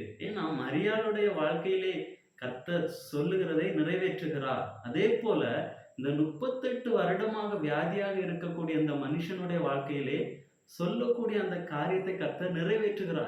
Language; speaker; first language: Tamil; native; Tamil